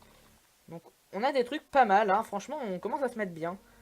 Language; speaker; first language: French; native; French